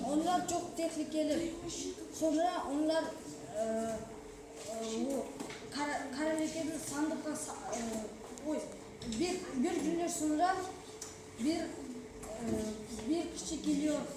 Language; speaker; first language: Turkish; non-native, learner; Kazakh